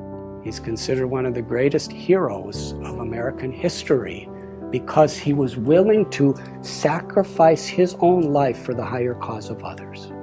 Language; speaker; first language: English; native; English